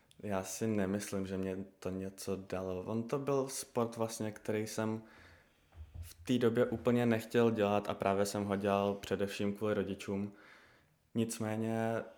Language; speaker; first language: Czech; early bilingual, other home language; Russian